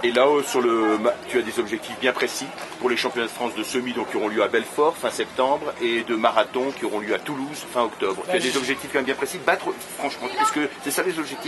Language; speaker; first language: French; native; French